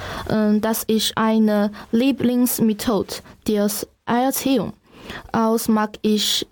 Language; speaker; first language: German; non-native, learner; Chinese